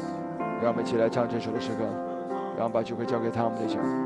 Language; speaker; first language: Chinese; native; Chinese